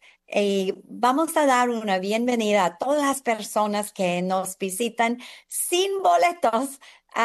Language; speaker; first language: Spanish; non-native, fluent; English